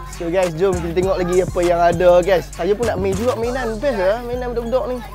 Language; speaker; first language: Malay; native; Malay